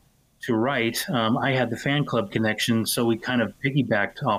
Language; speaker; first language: English; native; English